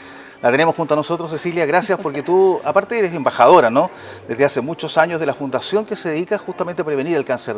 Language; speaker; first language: Spanish; native; Spanish